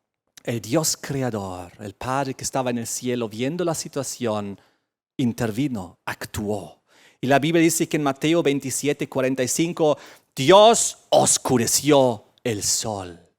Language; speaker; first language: Spanish; native; Spanish